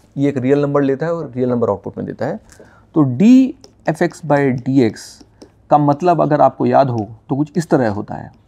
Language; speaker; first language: Hindi; native; Hindi